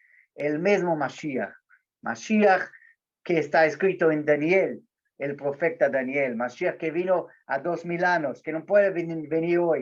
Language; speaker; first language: Spanish; non-native, fluent; Portuguese